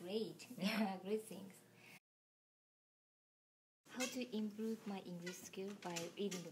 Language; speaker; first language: English; non-native, learner; Japanese